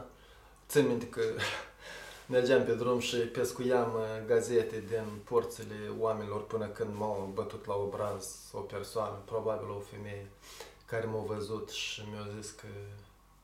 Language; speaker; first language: Romanian; native; Romanian